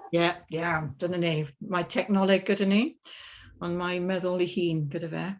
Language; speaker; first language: Welsh; non-native, learner; English